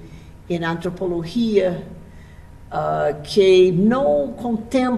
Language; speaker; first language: Spanish; non-native, fluent; English